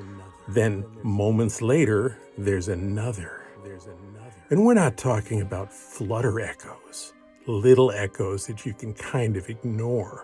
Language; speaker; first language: English; native; English